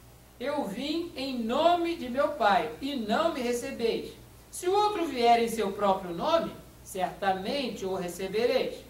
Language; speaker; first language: Portuguese; native; Portuguese